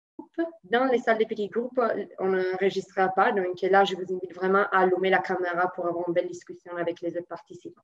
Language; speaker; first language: French; native; French